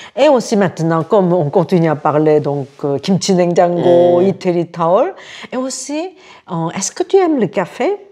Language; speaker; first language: French; non-native, fluent; Korean